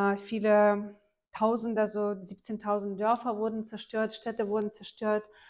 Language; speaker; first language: German; non-native, fluent; Ukrainian